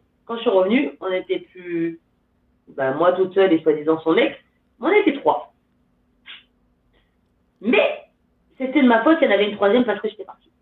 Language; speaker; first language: French; native; French